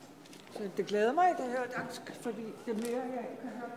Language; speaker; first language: Danish; non-native, fluent; Icelandic